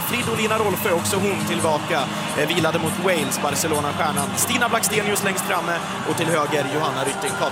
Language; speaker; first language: Swedish; native; Swedish